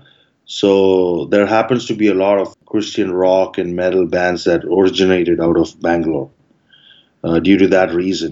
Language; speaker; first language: English; non-native, local second language; Malayalam